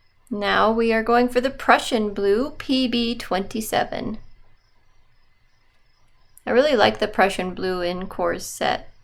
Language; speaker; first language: English; native; English